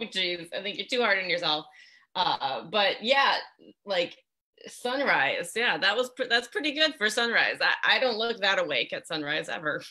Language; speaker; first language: English; native; English